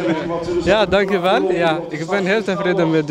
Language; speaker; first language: Dutch; non-native, learner; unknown